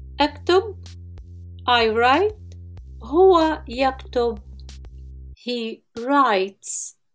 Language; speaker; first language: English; non-native, fluent; Arabic